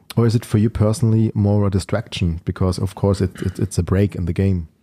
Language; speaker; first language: English; non-native, fluent; German